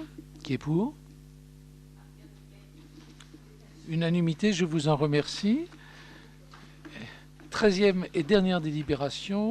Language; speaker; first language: French; native; French